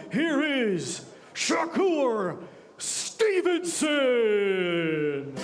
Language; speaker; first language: English; native; English